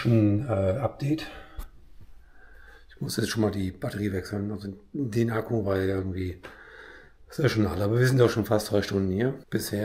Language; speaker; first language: German; native; German